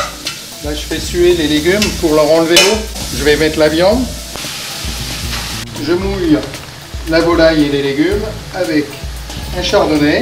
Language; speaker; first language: French; native; French